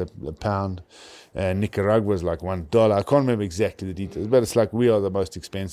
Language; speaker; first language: English; native; English